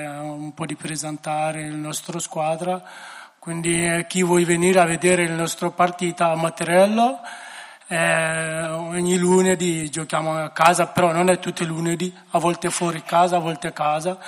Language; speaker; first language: Italian; non-native, learner; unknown